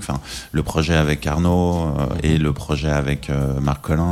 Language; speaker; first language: French; native; French